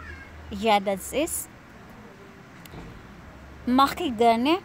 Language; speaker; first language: German; non-native, learner; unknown